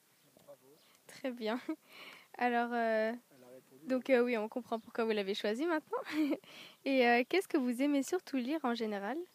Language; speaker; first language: French; native; French